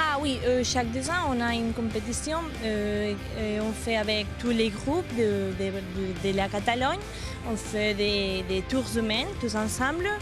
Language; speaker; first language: French; non-native, learner; Catalan